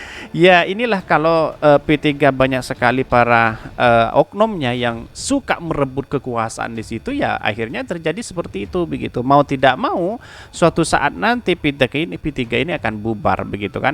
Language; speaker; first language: Indonesian; native; Indonesian